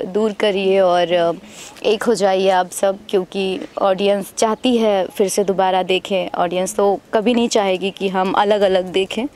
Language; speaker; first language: Hindi; native; Hindi